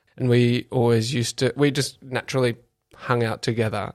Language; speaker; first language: English; native; English